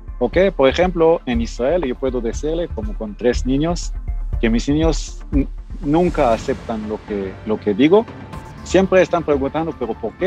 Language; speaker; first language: Spanish; non-native, fluent; Hebrew